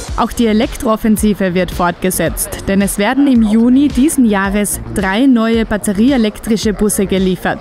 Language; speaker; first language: German; native; German